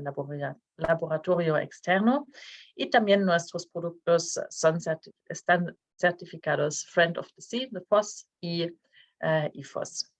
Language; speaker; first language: Spanish; non-native, fluent; Norwegian